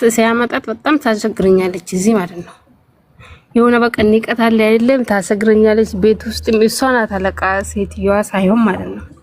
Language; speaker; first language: Amharic; non-native, local second language; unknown